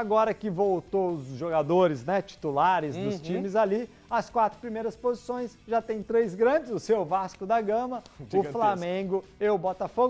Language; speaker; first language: Portuguese; native; Portuguese